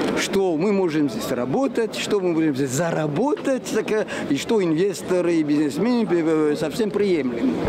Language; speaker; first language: Russian; non-native, fluent; French